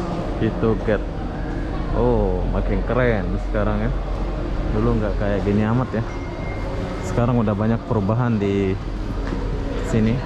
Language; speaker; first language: Indonesian; native; Indonesian